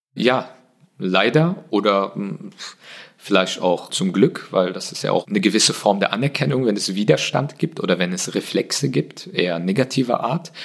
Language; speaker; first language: German; native; German